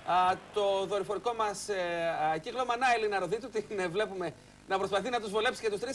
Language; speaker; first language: Greek; native; Greek